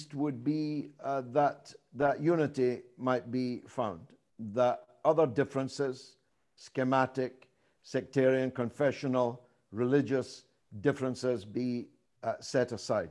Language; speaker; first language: English; native; English